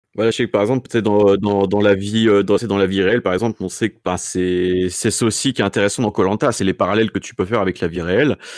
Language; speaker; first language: French; native; French